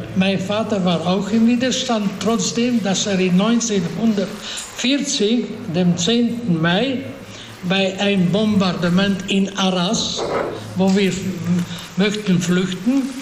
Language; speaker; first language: German; non-native, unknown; Hungarian